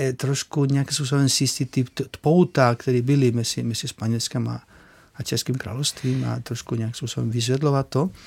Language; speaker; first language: Czech; non-native, fluent; Spanish